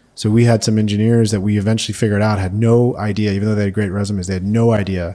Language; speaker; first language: English; native; English